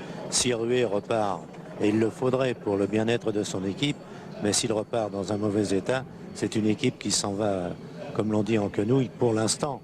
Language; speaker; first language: French; native; French